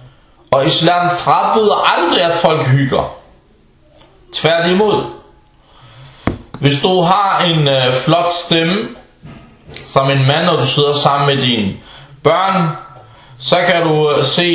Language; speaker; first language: Danish; early bilingual, other home language; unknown